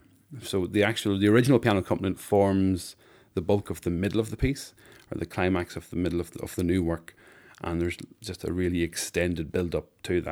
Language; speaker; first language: English; native; English